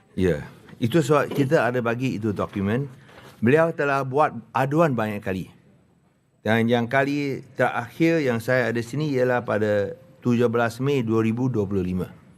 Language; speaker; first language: Malay; non-native, local second language; Chinese